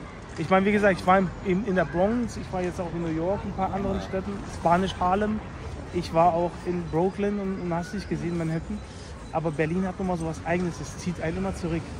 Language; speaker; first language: German; native; German